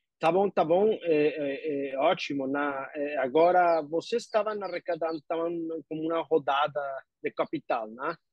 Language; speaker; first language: Portuguese; non-native, learner; Spanish